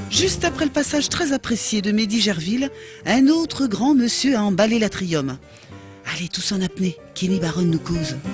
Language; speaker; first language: French; native; French